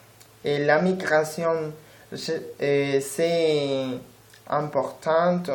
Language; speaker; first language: French; non-native, learner; Spanish